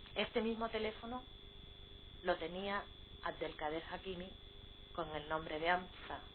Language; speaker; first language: Spanish; native; Spanish